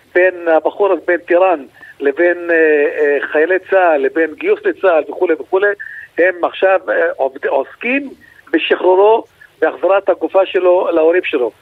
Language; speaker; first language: Hebrew; non-native, local second language; Arabic